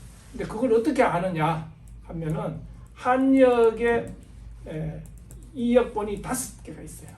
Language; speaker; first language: Korean; native; Korean